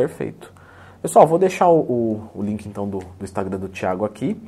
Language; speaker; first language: Portuguese; native; Portuguese